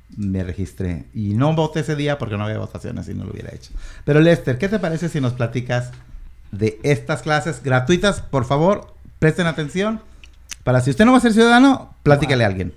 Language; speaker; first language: Spanish; native; Spanish